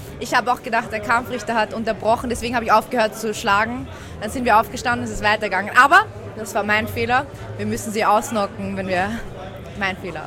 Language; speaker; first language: German; early bilingual, other home language; Persian